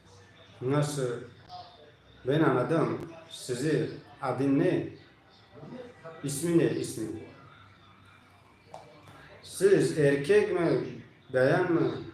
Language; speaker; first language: Turkish; non-native, learner; Tajik